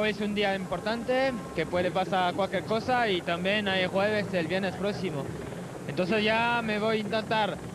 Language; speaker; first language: Spanish; non-native, fluent; French